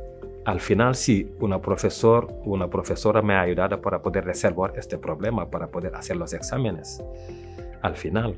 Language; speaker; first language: Spanish; non-native, fluent; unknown